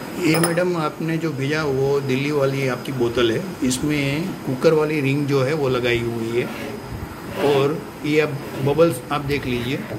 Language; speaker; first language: Hindi; native; Hindi